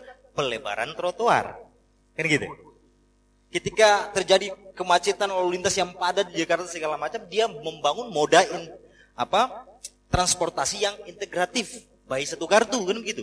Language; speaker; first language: Indonesian; native; Indonesian